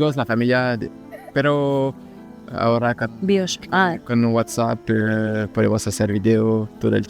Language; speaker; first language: Spanish; non-native, learner; French